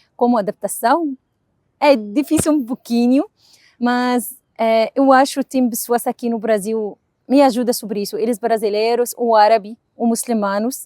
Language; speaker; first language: Portuguese; non-native, learner; Arabic